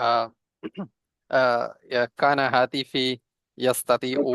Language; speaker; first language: Arabic; non-native, learner; Hindi